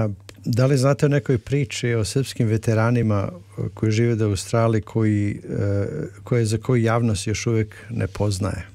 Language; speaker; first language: Serbian; native; Serbian